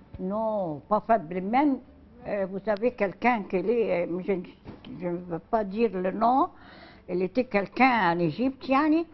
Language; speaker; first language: French; non-native, learner; Arabic